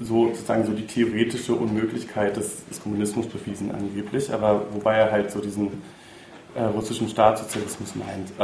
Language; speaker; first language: German; native; German